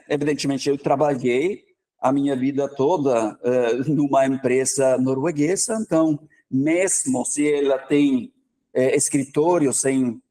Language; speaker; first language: Portuguese; non-native, fluent; Norwegian